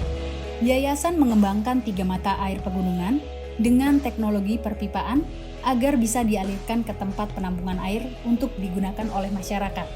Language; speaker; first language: Indonesian; native; Indonesian